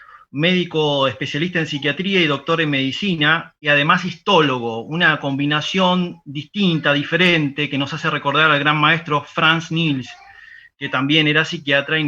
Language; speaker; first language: Spanish; native; Spanish